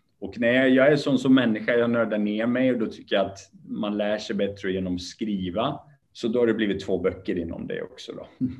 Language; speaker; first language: Swedish; early bilingual, other home language; Kurdish